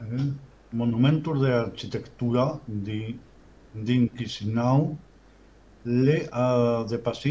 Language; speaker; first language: Romanian; non-native, learner; Spanish